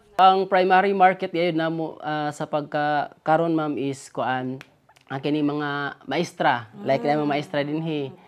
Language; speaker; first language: Cebuano; non-native, local second language; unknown